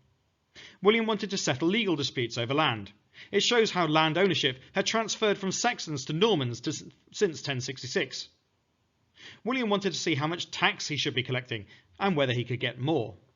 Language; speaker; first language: English; native; English